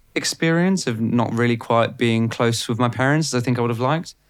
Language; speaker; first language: English; non-native, fluent; Bulgarian